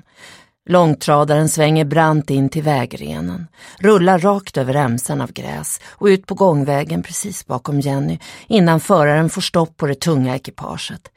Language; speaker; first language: Swedish; native; Swedish